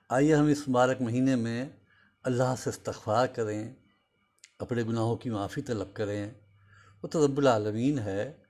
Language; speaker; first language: Urdu; native; Urdu